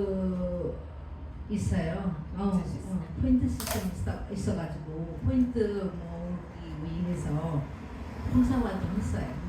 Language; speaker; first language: Korean; non-native, fluent; Nepali